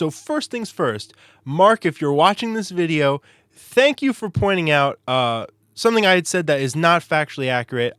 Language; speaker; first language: English; native; English